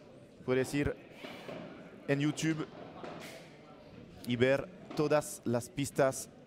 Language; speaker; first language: Spanish; non-native, learner; French